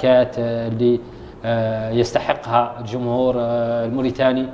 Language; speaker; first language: Arabic; native; Arabic